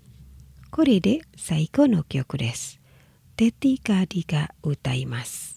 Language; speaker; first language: Japanese; non-native, fluent; Indonesian